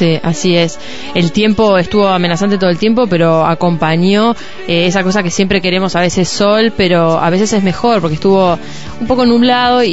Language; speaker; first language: Spanish; native; Spanish